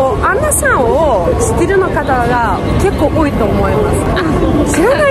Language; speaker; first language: Japanese; non-native, fluent; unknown